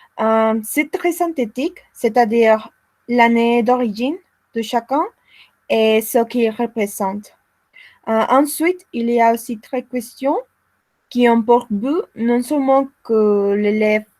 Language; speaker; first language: French; non-native, learner; Spanish